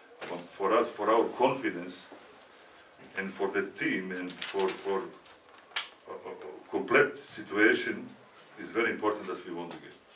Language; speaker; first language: English; non-native, learner; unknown